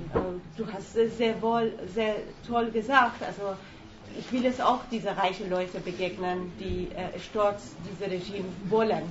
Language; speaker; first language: German; non-native, learner; Persian